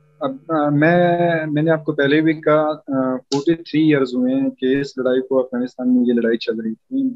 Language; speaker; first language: Hindi; non-native, fluent; Pashto